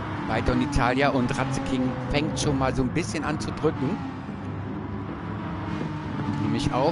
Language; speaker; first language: German; native; German